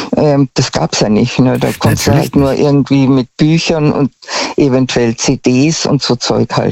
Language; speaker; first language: German; native; German